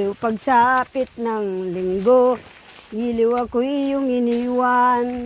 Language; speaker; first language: Filipino; non-native, local second language; Pampanga